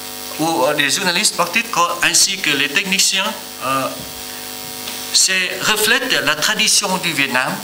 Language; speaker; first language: French; non-native, learner; Vietnamese